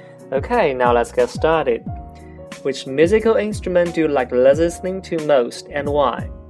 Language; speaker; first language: English; non-native, fluent; Chinese